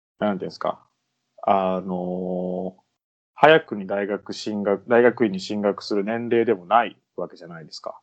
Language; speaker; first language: Japanese; native; Japanese